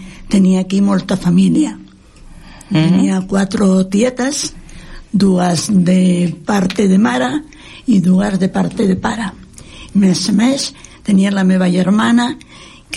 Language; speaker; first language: Catalan; non-native, local second language; Spanish